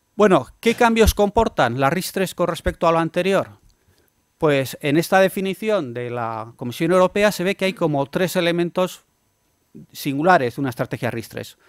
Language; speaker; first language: Spanish; native; Spanish